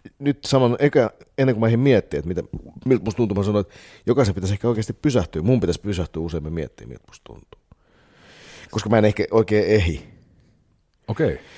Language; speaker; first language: Finnish; native; Finnish